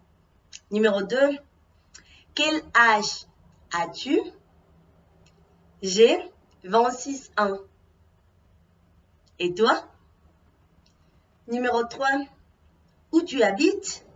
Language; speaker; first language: French; non-native, fluent; Spanish